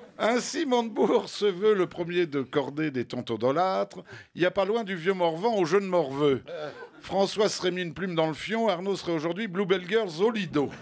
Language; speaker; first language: French; native; French